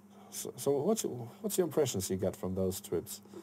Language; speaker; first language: English; non-native, fluent; German